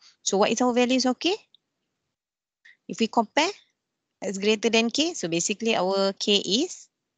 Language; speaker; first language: English; non-native, local second language; Malay